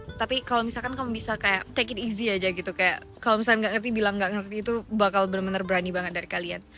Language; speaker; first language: Indonesian; native; Indonesian